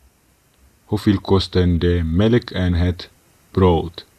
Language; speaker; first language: Dutch; non-native, fluent; Tigrinya